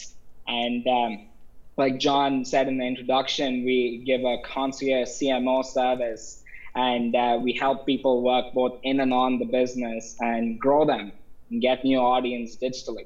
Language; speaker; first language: English; non-native, local second language; Tamil